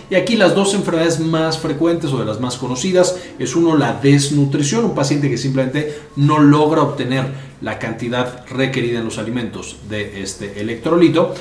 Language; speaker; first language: Spanish; native; Spanish